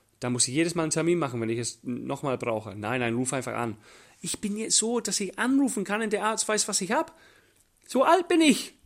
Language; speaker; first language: German; non-native, fluent; English